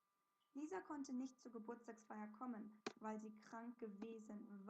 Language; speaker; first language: German; non-native, fluent; English